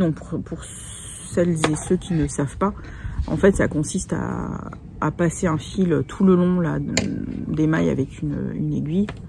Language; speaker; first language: French; native; French